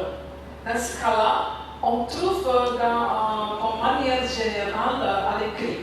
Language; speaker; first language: French; non-native, fluent; Indonesian